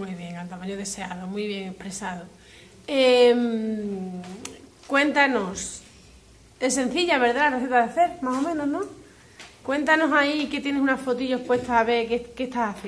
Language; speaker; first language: Spanish; native; Spanish